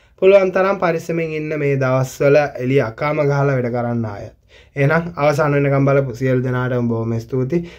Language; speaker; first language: Sinhala; native; Sinhala